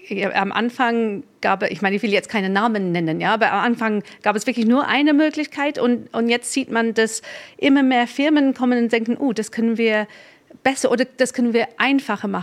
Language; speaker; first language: German; non-native, fluent; English